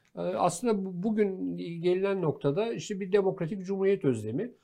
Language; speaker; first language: Turkish; native; Turkish